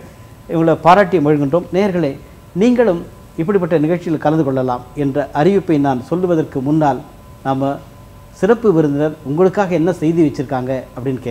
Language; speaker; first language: Tamil; native; Tamil